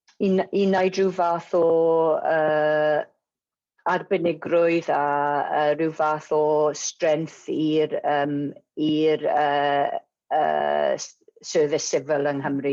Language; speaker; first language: Welsh; non-native, local second language; English